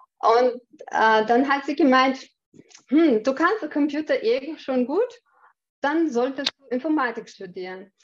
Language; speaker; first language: German; non-native, fluent; Chechen